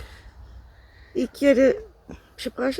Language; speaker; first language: Polish; non-native, learner; Dutch